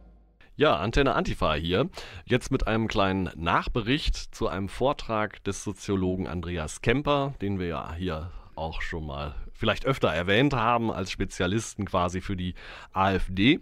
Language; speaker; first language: German; native; German